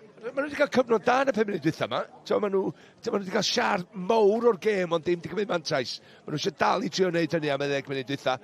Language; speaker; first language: Welsh; native; Welsh